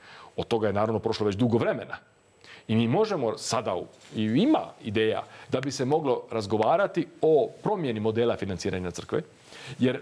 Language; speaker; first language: Croatian; native; Croatian